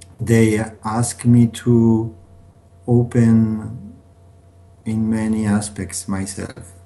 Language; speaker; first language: English; non-native, learner; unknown